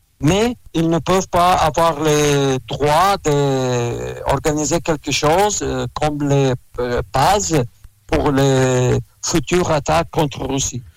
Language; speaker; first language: French; non-native, learner; Russian